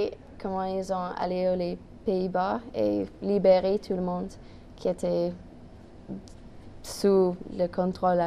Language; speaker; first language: French; non-native, local second language; English